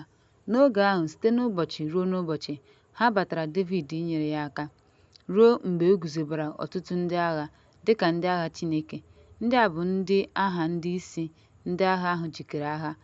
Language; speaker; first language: Igbo; native; Igbo